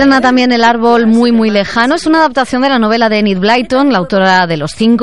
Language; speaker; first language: Spanish; native; Spanish